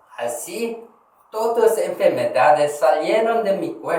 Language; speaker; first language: Spanish; non-native, learner; Korean